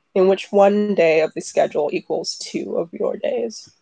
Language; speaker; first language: English; native; English